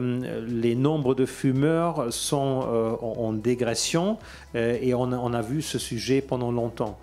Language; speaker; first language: French; non-native, fluent; German